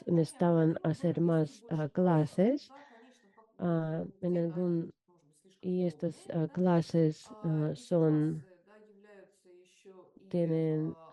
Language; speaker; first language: Spanish; non-native, fluent; Russian